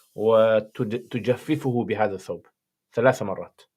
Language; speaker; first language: Arabic; non-native, fluent; English